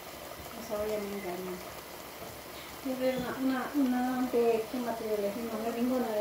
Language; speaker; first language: Spanish; native; Spanish